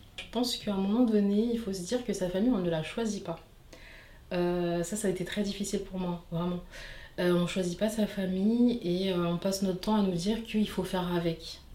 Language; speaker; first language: French; native; French